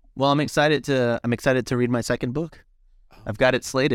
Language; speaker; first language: English; early bilingual, other home language; Spanish